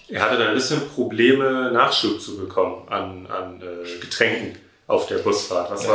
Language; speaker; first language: German; native; German